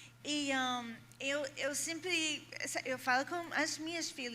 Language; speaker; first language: Portuguese; non-native, fluent; English